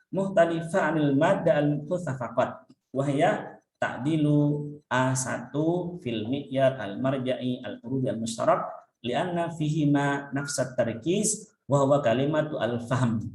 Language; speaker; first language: Arabic; non-native, fluent; Indonesian